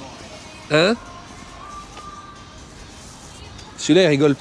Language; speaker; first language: French; native; French